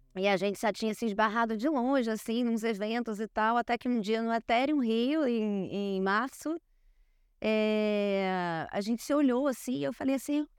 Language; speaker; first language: Portuguese; native; Portuguese